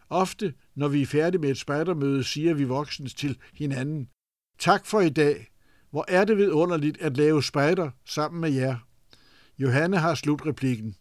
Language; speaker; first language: Danish; native; Danish